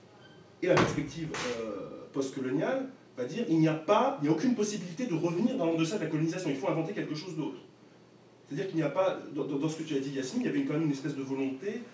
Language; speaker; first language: French; native; French